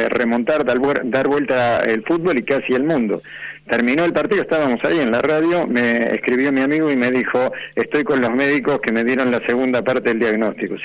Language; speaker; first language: Spanish; native; Spanish